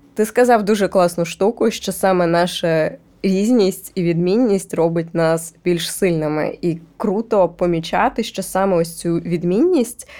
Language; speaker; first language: Ukrainian; native; Ukrainian